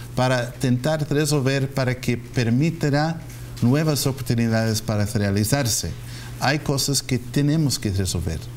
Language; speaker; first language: Spanish; non-native, fluent; English